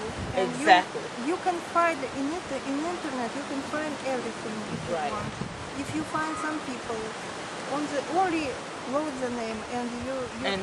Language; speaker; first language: English; non-native, fluent; Russian